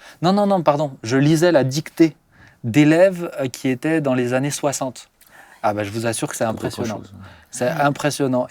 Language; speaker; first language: French; native; French